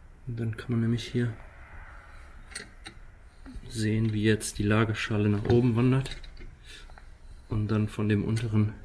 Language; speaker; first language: German; native; German